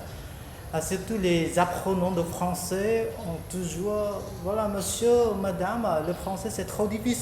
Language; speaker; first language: French; non-native, fluent; Khmer